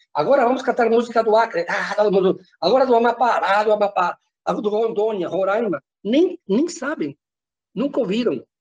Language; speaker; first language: Portuguese; non-native, fluent; Spanish